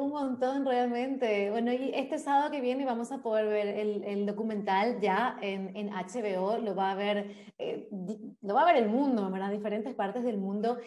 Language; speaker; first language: Spanish; native; Spanish